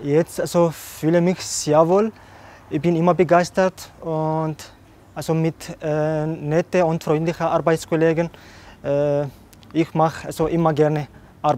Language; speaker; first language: German; non-native, learner; Arabic